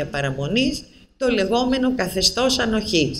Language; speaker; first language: Greek; native; Greek